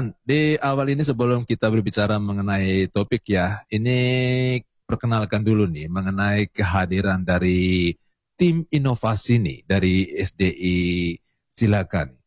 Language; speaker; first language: Indonesian; native; Indonesian